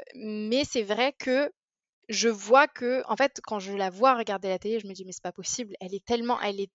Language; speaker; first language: French; early bilingual, other home language; English